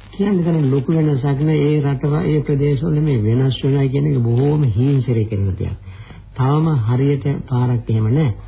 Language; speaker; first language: Sinhala; native; Sinhala